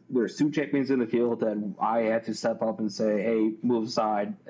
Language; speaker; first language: English; native; English